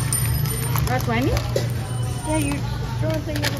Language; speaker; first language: English; non-native, learner; Indonesian